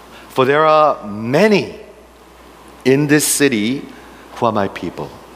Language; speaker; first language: English; non-native, fluent; Korean